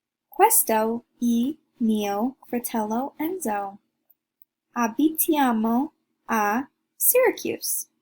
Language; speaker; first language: Italian; non-native, learner; English